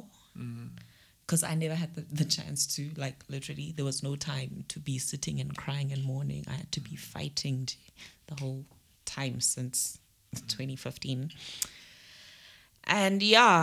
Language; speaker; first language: English; non-native, local second language; Zulu